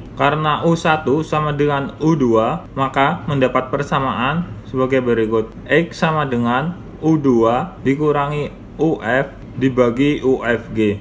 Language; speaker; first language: Indonesian; native; Indonesian